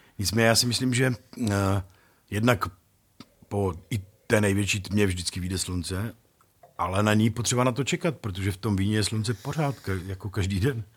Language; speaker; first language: Czech; native; Czech